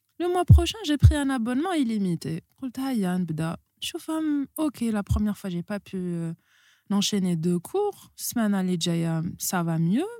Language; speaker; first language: French; non-native, local second language; Arabic